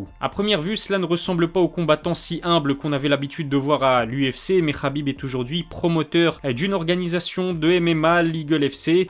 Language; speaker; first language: French; native; French